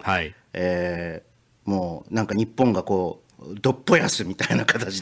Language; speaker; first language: Japanese; native; Japanese